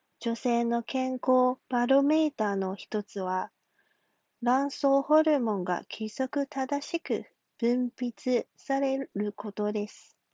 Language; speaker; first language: Japanese; non-native, fluent; Chinese